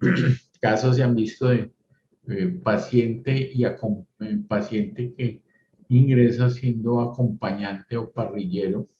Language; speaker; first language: Spanish; native; Spanish